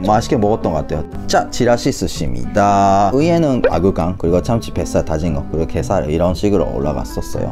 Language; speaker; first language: Korean; non-native, fluent; Japanese